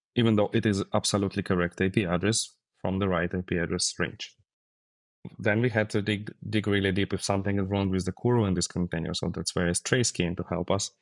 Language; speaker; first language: English; non-native, fluent; Russian